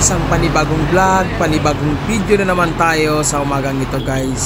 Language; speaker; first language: Filipino; non-native, local second language; Chavacano